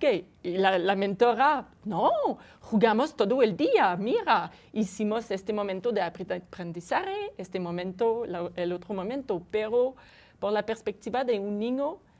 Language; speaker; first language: Spanish; non-native, fluent; French